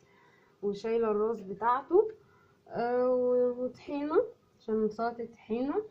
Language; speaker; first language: Arabic; native; Arabic